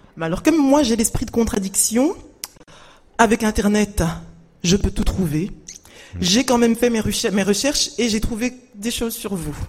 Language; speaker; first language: French; native; French